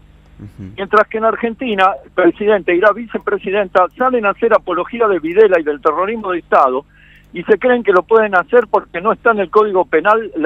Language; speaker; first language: Spanish; native; Spanish